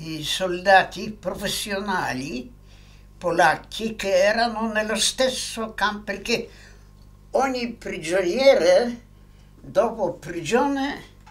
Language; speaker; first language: Italian; non-native, fluent; Polish